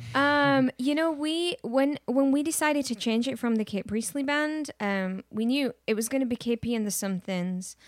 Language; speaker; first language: English; native; English